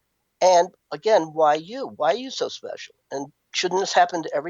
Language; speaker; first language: English; native; English